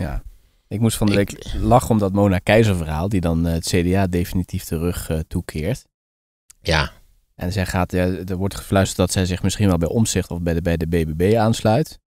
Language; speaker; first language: Dutch; native; Dutch